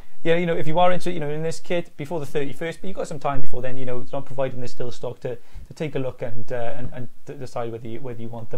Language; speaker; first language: English; native; English